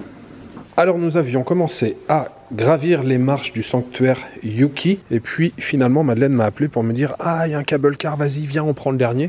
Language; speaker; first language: French; native; French